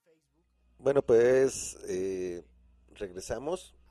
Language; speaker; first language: Spanish; native; Spanish